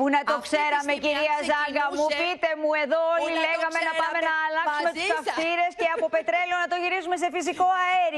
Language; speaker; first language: Greek; native; Greek